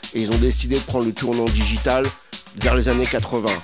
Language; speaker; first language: French; native; French